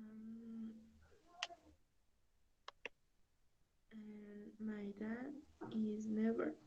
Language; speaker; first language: English; non-native, learner; Spanish